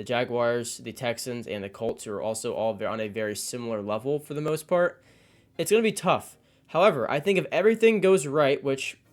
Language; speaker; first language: English; native; English